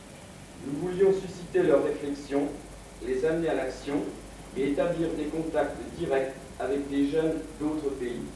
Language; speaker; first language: French; native; French